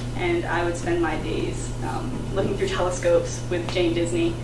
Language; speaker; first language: English; native; English